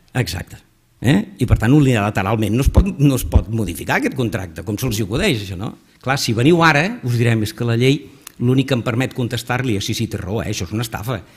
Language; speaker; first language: Catalan; native; Catalan